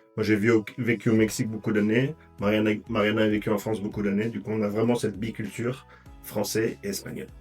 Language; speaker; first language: French; native; French